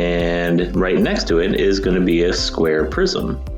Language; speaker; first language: English; native; English